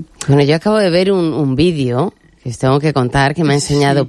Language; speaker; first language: Spanish; native; Spanish